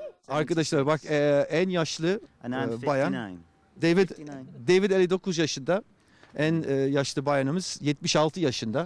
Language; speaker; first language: Turkish; non-native, fluent; English